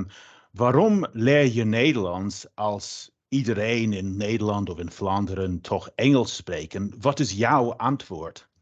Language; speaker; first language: Dutch; non-native, fluent; English